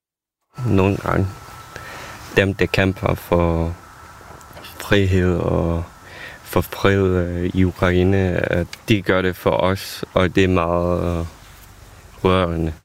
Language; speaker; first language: Danish; non-native, fluent; Ukrainian